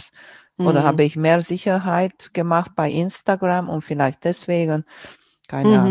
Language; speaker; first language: German; non-native, fluent; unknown